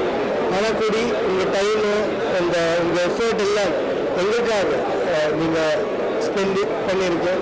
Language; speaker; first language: Tamil; non-native, learner; Malayalam